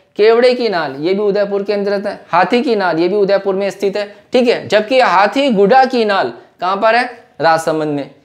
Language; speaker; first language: Hindi; native; Hindi